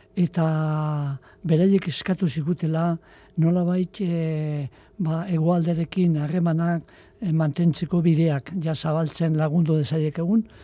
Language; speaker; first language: Basque; native; Basque